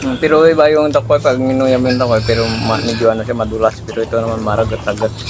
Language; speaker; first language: Filipino; non-native, local second language; Cebuano